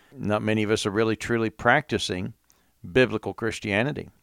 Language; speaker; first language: English; native; English